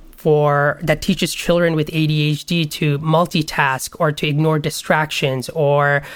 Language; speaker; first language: English; non-native, local second language; Bangla